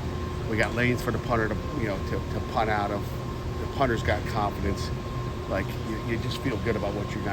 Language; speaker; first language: English; native; English